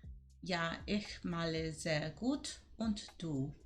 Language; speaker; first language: German; non-native, learner; English